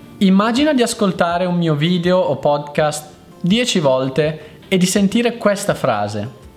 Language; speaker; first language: Italian; native; Italian